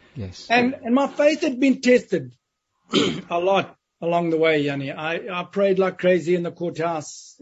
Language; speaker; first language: English; native; English